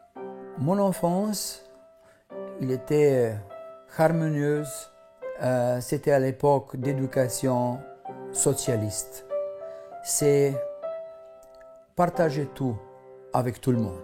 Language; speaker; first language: French; non-native, fluent; Macedonian